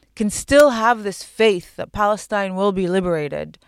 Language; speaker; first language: English; non-native, fluent; Arabic